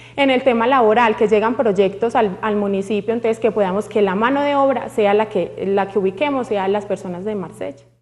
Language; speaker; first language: Spanish; native; Spanish